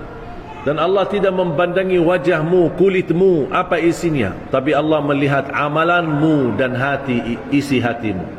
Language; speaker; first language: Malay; non-native, fluent; Arabic